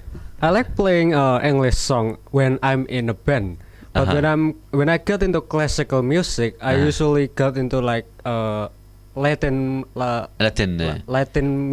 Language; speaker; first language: English; non-native, fluent; Indonesian